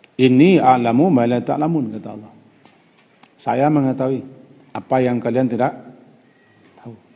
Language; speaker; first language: Malay; non-native, local second language; Minangkabau